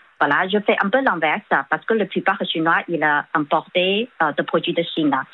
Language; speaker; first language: French; non-native, fluent; Chinese